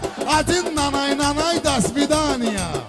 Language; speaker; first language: Russian; non-native, learner; Azerbaijani